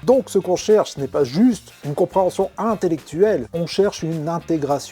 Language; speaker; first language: French; native; French